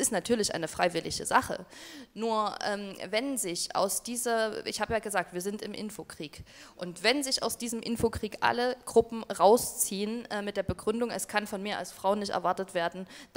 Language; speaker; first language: German; native; German